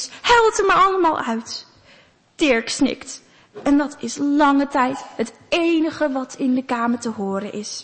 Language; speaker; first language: Dutch; native; Dutch